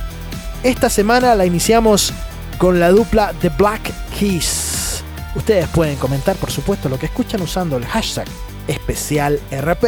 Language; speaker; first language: Spanish; native; Spanish